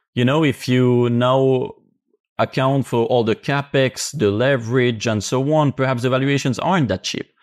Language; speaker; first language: English; non-native, fluent; Finnish